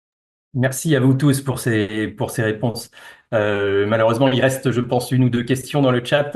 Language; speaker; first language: French; native; French